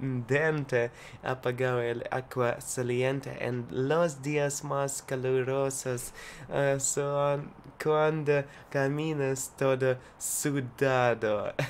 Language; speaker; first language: Spanish; non-native, learner; Russian